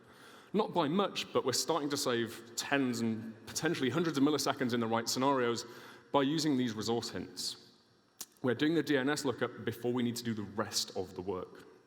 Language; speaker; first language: English; native; English